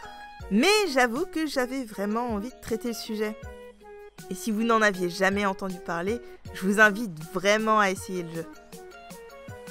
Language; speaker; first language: French; native; French